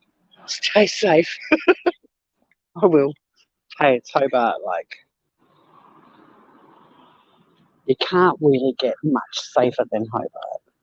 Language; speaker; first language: English; native; English